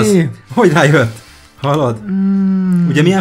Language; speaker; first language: Hungarian; native; Hungarian